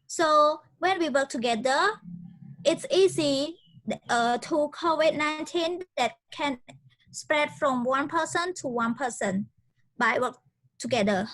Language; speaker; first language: English; non-native, learner; Khmer